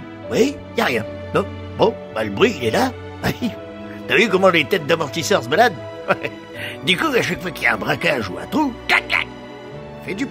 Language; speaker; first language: French; native; French